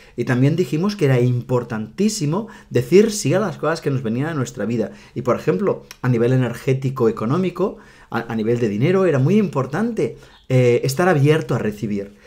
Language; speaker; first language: Spanish; non-native, local second language; Catalan